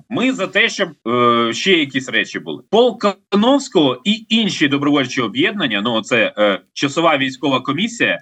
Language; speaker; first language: Ukrainian; native; Ukrainian